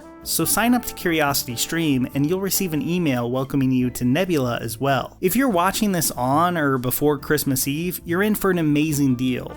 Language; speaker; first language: English; native; English